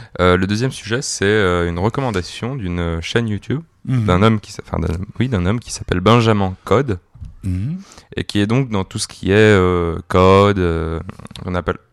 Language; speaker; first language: French; native; French